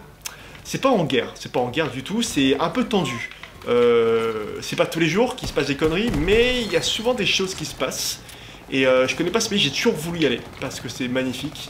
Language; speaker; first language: French; native; French